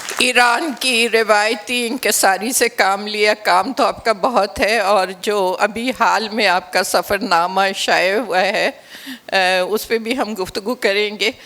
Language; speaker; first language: Urdu; native; Urdu